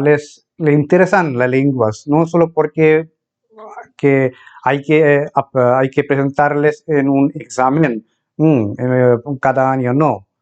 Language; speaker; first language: Spanish; non-native, fluent; Bangla